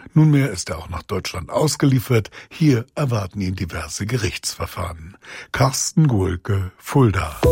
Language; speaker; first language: German; native; German